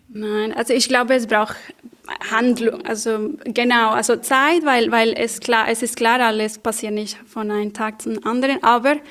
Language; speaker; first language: German; non-native, fluent; Spanish